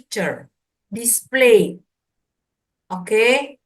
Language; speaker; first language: English; non-native, fluent; Indonesian